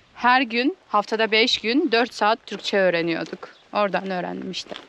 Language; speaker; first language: Turkish; non-native, fluent; Kyrgyz